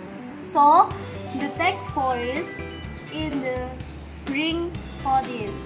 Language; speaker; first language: English; non-native, learner; Indonesian